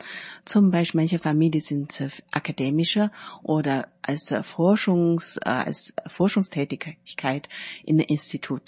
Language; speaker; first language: German; non-native, learner; Chinese